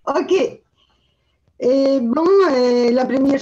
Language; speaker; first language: French; non-native, fluent; Spanish